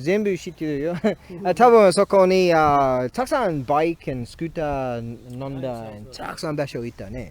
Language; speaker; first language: Japanese; non-native, learner; English